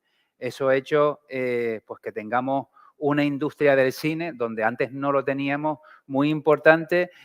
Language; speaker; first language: Spanish; native; Spanish